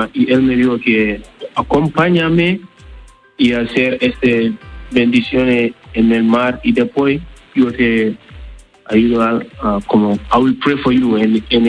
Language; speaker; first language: Spanish; non-native, learner; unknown